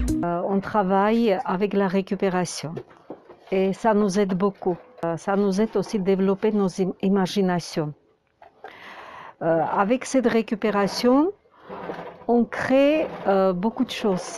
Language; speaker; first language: French; non-native, fluent; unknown